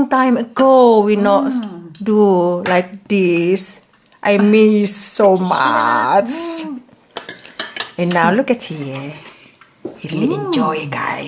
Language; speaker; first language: English; non-native, learner; Indonesian